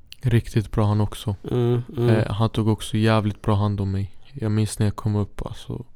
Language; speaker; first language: Swedish; early bilingual, other home language; Syriac